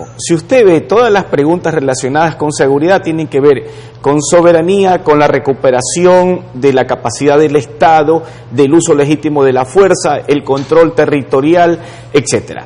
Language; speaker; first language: Spanish; native; Spanish